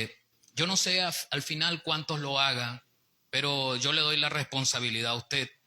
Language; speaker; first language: Spanish; native; Spanish